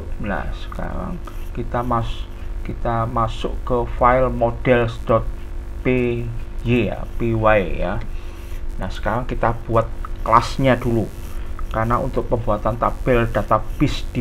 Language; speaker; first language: Indonesian; native; Indonesian